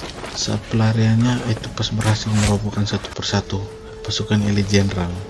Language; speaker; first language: Indonesian; native; Indonesian